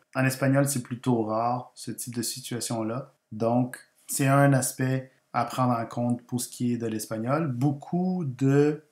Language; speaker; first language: French; non-native, fluent; Spanish